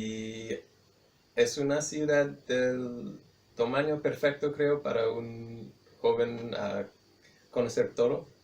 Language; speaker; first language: Spanish; non-native, fluent; English